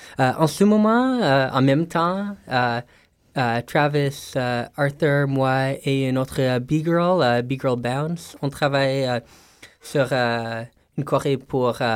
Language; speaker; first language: French; non-native, local second language; English